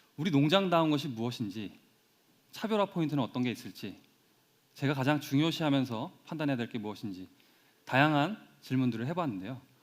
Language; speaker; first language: Korean; native; Korean